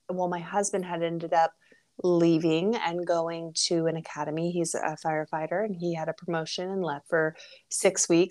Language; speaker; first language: English; native; English